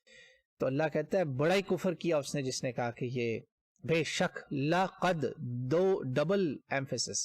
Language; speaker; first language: Urdu; native; Urdu